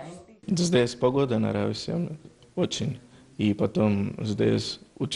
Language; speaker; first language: Russian; non-native, learner; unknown